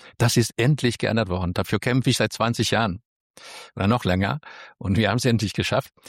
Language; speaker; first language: German; early bilingual, other home language; Spanish